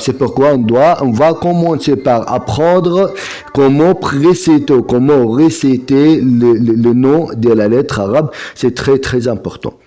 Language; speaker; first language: French; non-native, fluent; Arabic